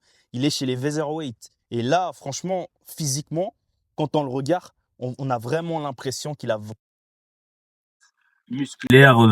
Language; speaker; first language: French; native; French